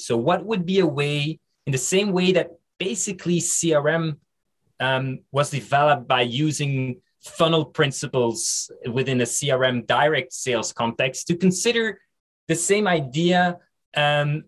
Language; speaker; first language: English; non-native, fluent; Dutch